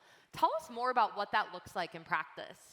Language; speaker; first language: English; native; English